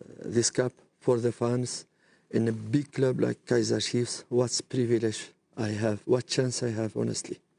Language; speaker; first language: English; non-native, learner; French